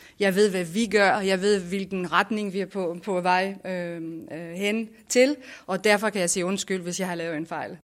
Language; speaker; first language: Danish; non-native, fluent; French